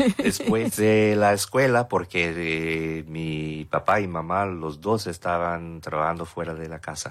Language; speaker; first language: Spanish; non-native, fluent; English